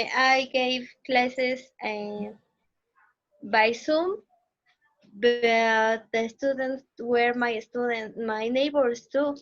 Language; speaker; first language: English; non-native, learner; Spanish